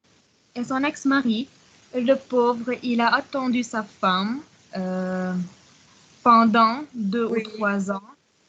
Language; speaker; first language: French; non-native, learner; Arabic